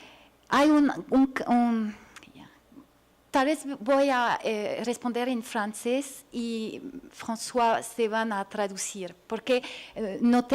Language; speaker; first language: Spanish; non-native, fluent; French